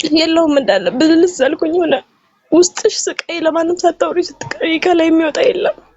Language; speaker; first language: Amharic; native; Amharic